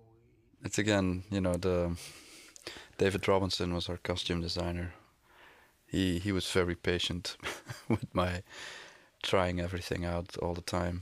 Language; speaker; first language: English; non-native, fluent; Dutch